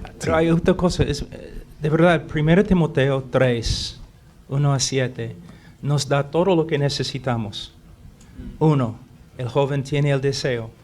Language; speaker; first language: Spanish; non-native, fluent; English